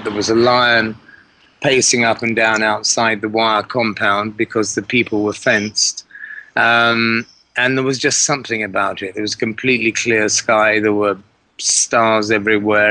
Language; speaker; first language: English; native; English